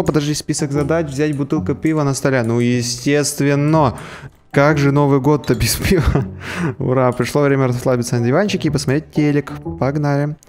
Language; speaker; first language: Russian; native; Russian